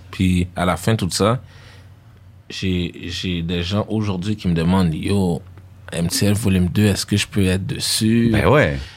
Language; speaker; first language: French; native; French